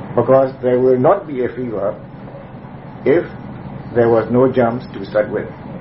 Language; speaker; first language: English; non-native, fluent; Burmese